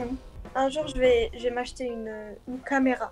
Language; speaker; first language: French; non-native, local second language; Arabic